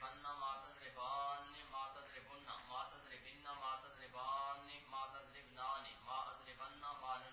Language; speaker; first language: Arabic; non-native, learner; Punjabi